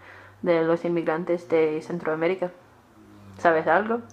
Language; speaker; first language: Spanish; non-native, learner; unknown